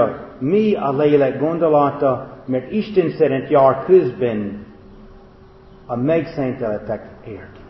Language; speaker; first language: Hungarian; non-native, fluent; English